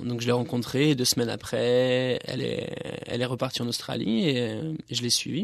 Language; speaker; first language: French; native; French